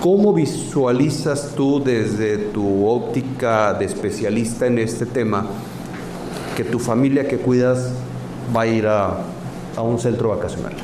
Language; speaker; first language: Spanish; native; Spanish